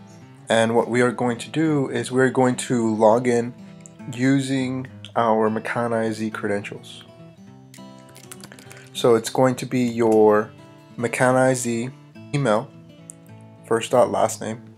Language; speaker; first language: English; native; English